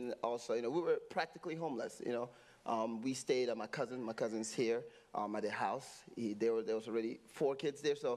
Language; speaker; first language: English; non-native, local second language; Igbo